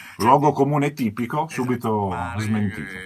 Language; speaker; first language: Italian; native; Italian